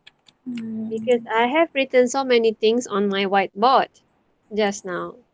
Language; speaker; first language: English; non-native, local second language; Malay